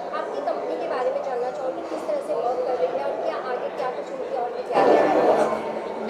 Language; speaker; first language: Hindi; native; Hindi